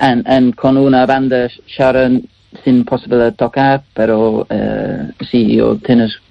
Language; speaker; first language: Spanish; non-native, learner; English